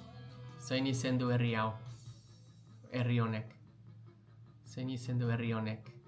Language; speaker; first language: Basque; non-native, learner; English